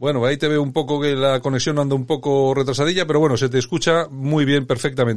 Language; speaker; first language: Spanish; native; Spanish